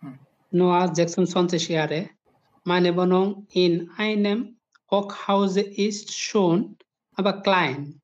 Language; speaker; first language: German; non-native, learner; Bangla